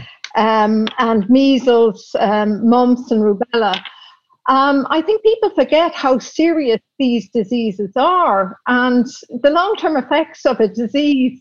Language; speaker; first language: English; native; English